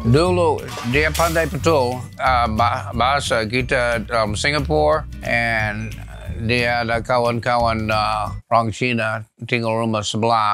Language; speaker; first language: Indonesian; non-native, learner; English